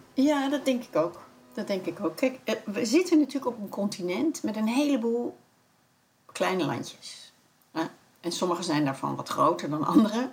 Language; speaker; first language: Dutch; native; Dutch